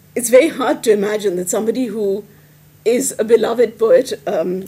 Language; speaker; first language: English; non-native, local second language; Hindi